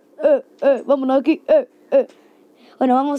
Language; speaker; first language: Spanish; native; Spanish